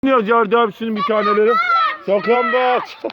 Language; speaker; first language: Turkish; native; Turkish